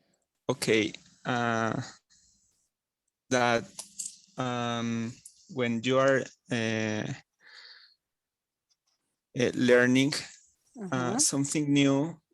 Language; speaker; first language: English; non-native, learner; Spanish